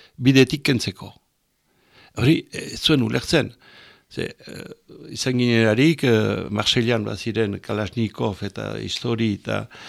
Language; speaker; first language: Basque; native; Basque